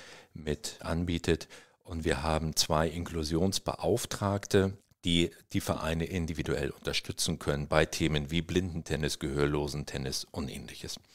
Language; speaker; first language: German; native; German